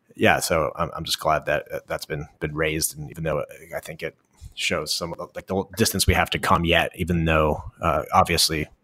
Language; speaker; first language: English; native; English